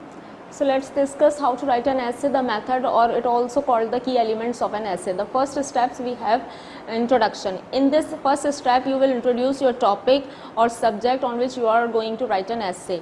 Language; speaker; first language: English; non-native, local second language; Urdu